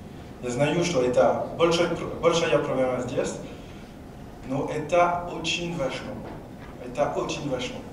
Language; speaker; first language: Russian; non-native, learner; French